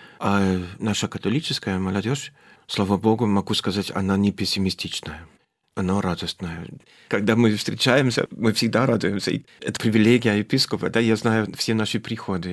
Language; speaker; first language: Russian; non-native, fluent; German